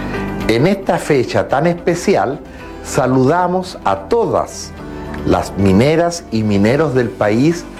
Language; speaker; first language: Spanish; native; Spanish